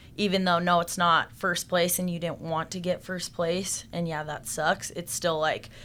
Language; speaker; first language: English; native; English